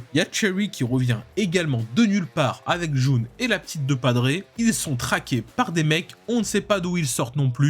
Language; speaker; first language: French; native; French